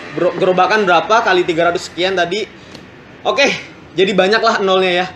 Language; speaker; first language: Indonesian; native; Indonesian